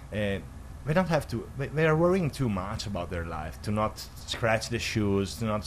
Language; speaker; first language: English; non-native, learner; Italian